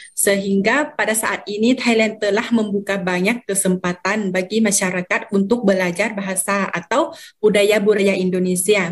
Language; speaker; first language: Indonesian; non-native, fluent; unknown